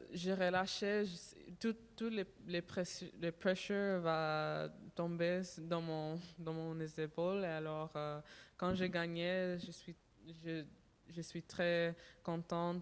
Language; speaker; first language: French; non-native, learner; English